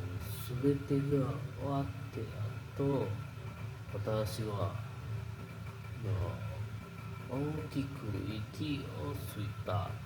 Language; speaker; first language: Japanese; non-native, learner; Indonesian